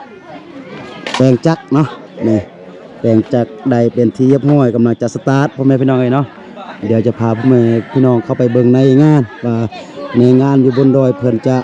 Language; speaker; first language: Thai; non-native, local second language; Lao